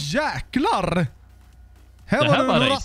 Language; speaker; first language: Swedish; native; Swedish